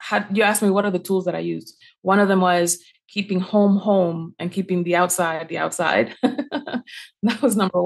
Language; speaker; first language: English; early bilingual, other home language; Spanish